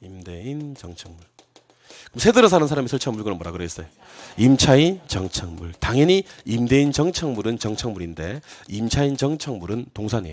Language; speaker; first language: Korean; native; Korean